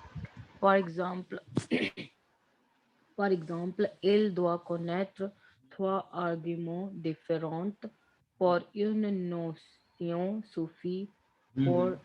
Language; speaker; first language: French; non-native, learner; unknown